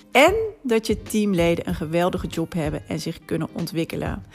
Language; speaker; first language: Dutch; native; Dutch